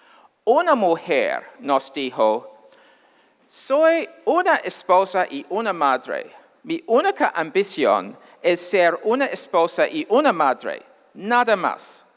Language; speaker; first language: Spanish; non-native, fluent; English